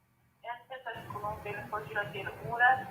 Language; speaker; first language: Arabic; non-native, learner; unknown